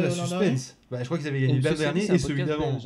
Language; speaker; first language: French; native; French